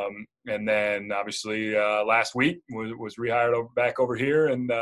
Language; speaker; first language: English; native; English